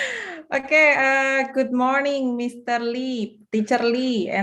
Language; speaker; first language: English; non-native, fluent; Indonesian